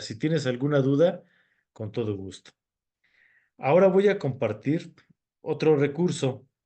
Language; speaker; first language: Spanish; native; Spanish